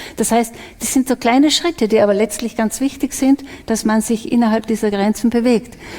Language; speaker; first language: German; non-native, local second language; Slovenian